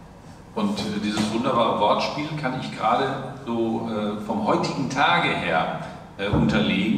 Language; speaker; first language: German; native; German